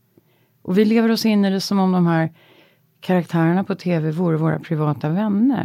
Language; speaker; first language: Swedish; native; Swedish